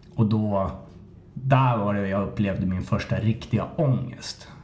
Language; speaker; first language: Swedish; native; Swedish